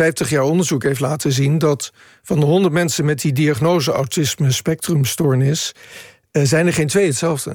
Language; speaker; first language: Dutch; native; Dutch